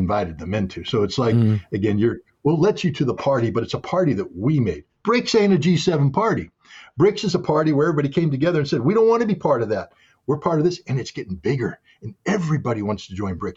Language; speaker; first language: English; native; English